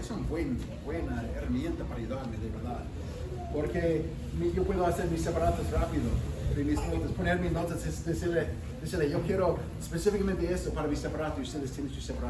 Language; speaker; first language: Spanish; non-native, fluent; English